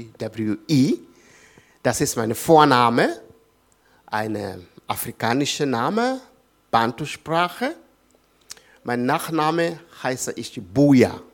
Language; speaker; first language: German; non-native, learner; Swahili